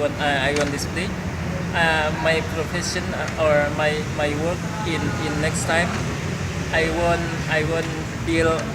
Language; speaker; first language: English; non-native, learner; Indonesian